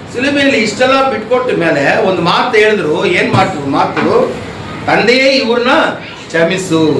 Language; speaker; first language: Kannada; non-native, local second language; Telugu